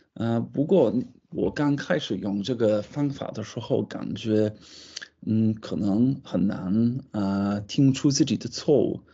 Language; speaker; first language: Chinese; non-native, fluent; English